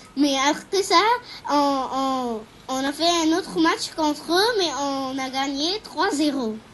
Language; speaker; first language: French; non-native, fluent; Arabic